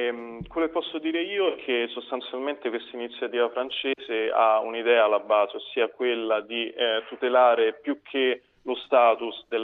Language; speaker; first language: Italian; native; Italian